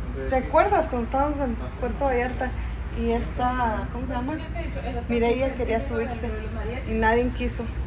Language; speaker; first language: Spanish; native; Spanish